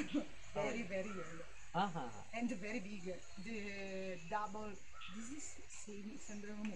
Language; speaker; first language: English; non-native, learner; Italian